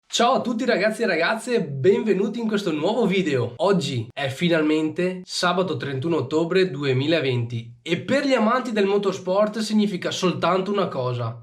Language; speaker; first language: Italian; native; Italian